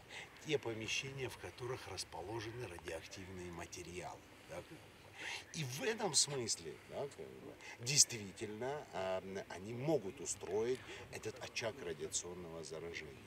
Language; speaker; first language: Russian; native; Russian